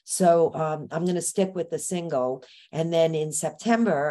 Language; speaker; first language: English; native; English